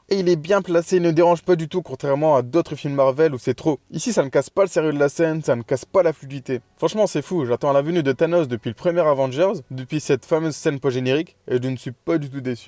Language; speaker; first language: French; native; French